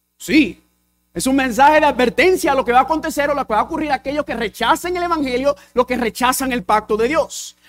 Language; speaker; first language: Spanish; early bilingual, heritage; English